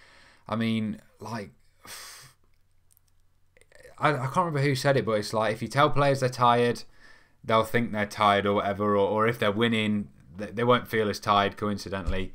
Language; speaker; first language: English; native; English